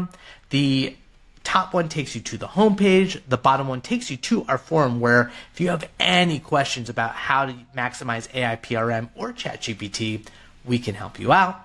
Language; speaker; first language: English; native; English